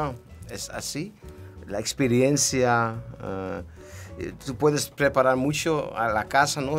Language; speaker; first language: Spanish; non-native, learner; Dutch